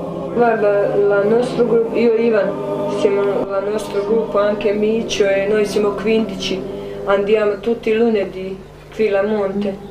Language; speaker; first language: Italian; non-native, learner; Croatian